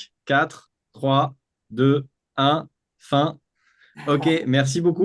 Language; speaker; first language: French; native; French